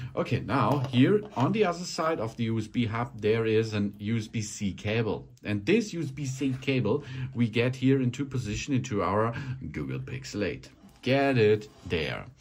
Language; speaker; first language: English; non-native, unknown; German